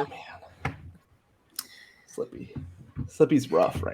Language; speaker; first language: English; native; English